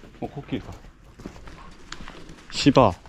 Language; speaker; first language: Korean; native; Korean